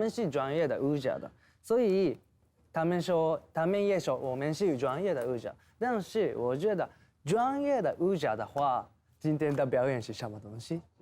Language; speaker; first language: Chinese; non-native, learner; Japanese